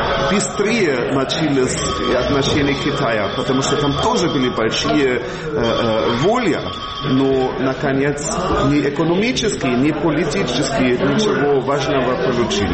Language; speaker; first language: Russian; non-native, fluent; German